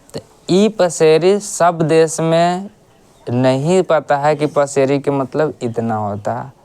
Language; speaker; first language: Hindi; native; Hindi